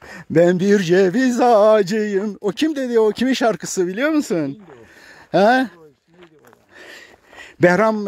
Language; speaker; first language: Turkish; native; Turkish